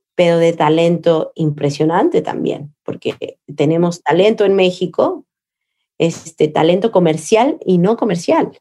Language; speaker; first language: Spanish; native; Spanish